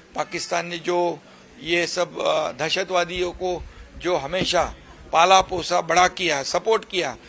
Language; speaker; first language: Hindi; non-native, local second language; Marathi